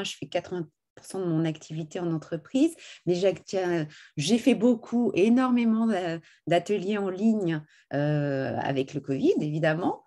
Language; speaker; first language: French; native; French